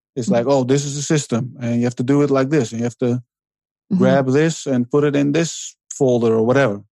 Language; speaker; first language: English; non-native, fluent; Dutch